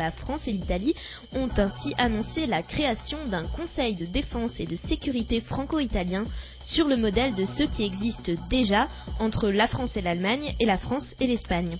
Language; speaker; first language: French; native; French